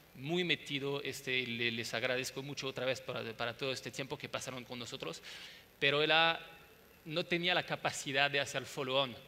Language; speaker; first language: Spanish; non-native, fluent; French